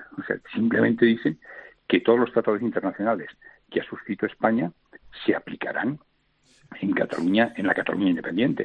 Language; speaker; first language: Spanish; non-native, local second language; Catalan